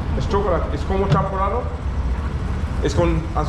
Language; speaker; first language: Spanish; non-native, learner; English